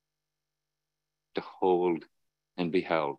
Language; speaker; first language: English; native; English